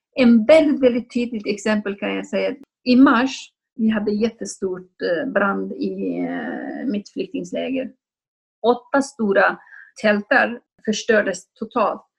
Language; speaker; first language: Swedish; non-native, fluent; Kurdish